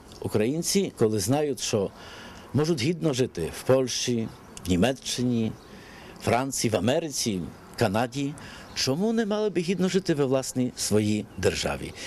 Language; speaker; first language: Ukrainian; early bilingual, heritage; Ukrainian